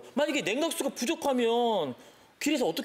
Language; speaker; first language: Korean; native; Korean